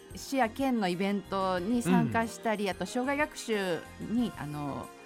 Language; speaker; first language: Japanese; native; Japanese